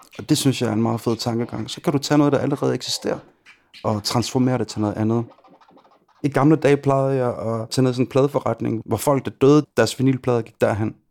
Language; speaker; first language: Danish; early bilingual, other home language; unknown